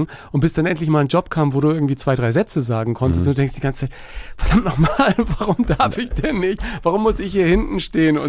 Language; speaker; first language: German; native; German